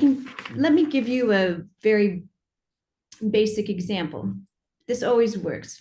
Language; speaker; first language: English; native; English